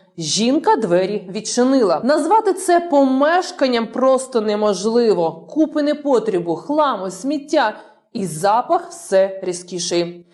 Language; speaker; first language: Ukrainian; native; Ukrainian